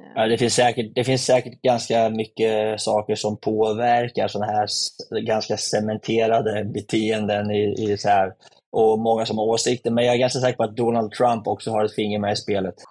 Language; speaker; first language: Swedish; native; Swedish